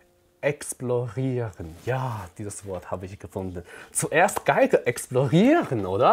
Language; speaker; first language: German; non-native, learner; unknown